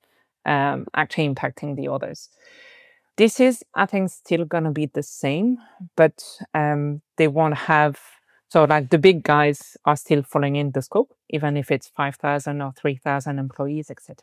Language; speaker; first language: English; non-native, fluent; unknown